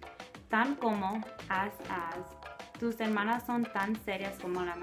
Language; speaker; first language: Spanish; non-native, learner; English